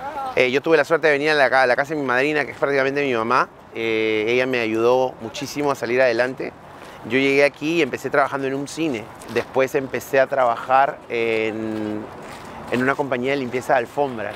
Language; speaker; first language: Spanish; native; Spanish